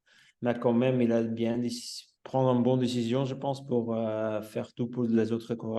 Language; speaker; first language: French; non-native, local second language; Dutch